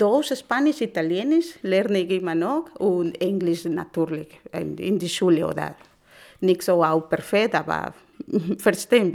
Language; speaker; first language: German; non-native, learner; Spanish